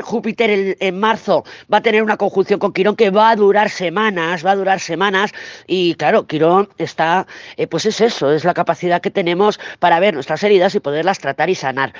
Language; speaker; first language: Spanish; native; Spanish